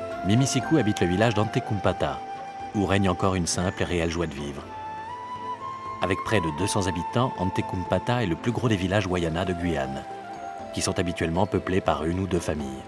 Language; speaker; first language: French; native; French